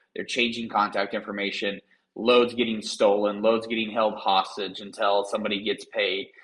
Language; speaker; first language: English; native; English